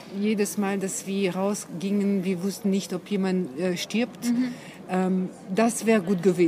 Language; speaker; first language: German; non-native, fluent; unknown